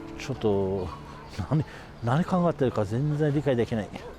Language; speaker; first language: Japanese; non-native, fluent; Kurdish